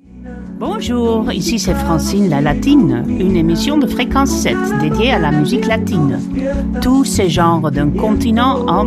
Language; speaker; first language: French; non-native, fluent; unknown